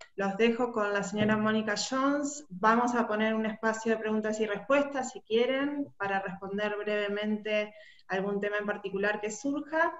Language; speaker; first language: Spanish; native; Spanish